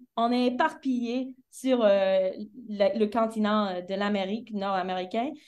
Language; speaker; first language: French; early bilingual, heritage; French